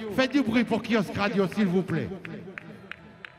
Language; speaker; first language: French; native; French